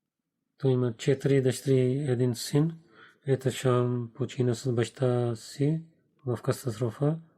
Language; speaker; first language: Bulgarian; non-native, learner; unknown